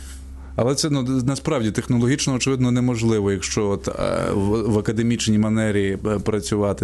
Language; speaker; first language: Ukrainian; native; Ukrainian